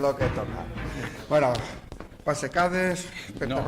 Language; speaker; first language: Spanish; native; Spanish